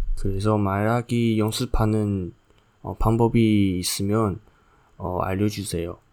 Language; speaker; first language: Korean; non-native, learner; Chinese